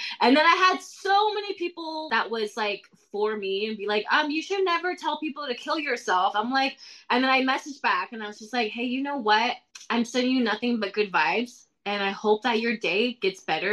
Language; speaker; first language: English; early bilingual, other home language; Thai